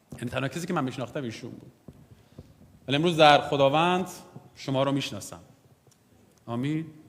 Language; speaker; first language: Persian; non-native, local second language; Kurdish